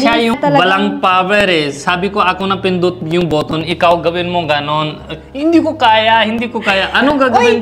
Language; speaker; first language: Filipino; non-native, learner; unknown